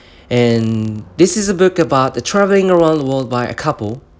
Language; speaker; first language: English; non-native, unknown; Japanese